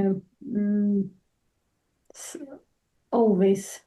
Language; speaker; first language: English; non-native, fluent; Russian